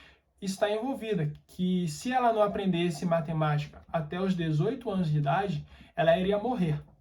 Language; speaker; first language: Portuguese; native; Portuguese